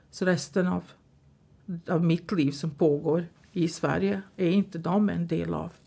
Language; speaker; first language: Swedish; non-native, fluent; Bosnian